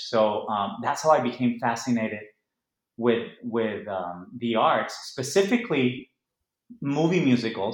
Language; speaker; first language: English; non-native, fluent; Spanish